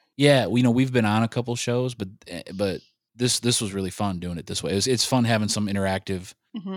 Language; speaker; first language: English; native; English